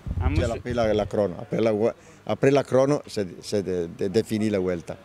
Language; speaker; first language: French; non-native, learner; Italian